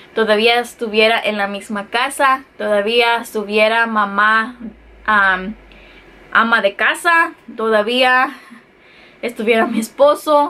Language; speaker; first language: Spanish; early bilingual, heritage; Spanish